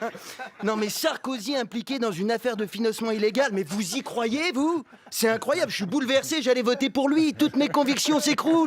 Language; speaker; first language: French; native; French